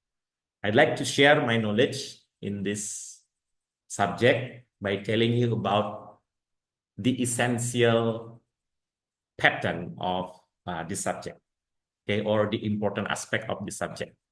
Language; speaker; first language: English; non-native, fluent; Indonesian